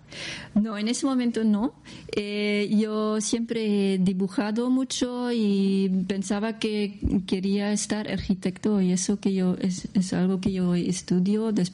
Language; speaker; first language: Spanish; non-native, learner; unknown